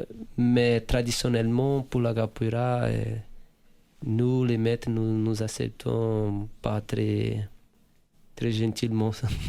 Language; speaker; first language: French; non-native, fluent; Portuguese